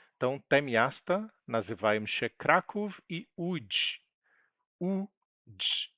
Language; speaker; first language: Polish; non-native, learner; Portuguese